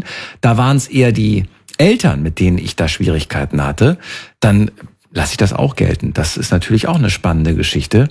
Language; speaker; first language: German; native; German